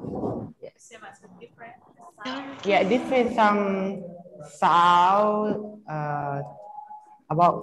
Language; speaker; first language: English; non-native, learner; Thai